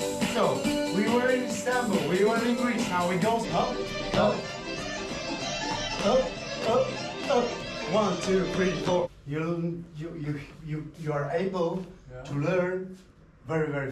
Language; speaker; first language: English; non-native, fluent; Bulgarian